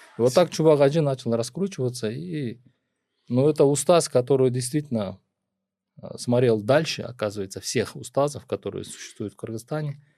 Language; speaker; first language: Russian; non-native, local second language; Kyrgyz